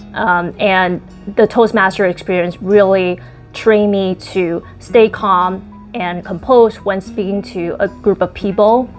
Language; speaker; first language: English; early bilingual, other home language; Chinese